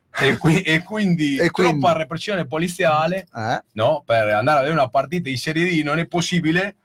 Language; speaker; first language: Italian; non-native, fluent; Spanish